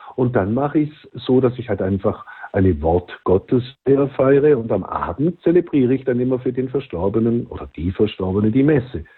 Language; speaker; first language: German; native; German